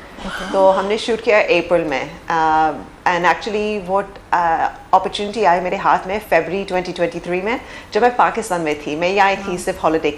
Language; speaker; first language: Hindi; early bilingual, heritage; English